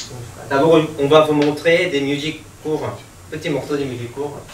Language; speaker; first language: French; non-native, learner; Korean